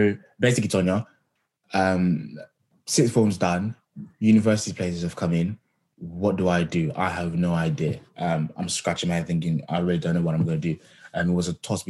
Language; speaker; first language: English; native; English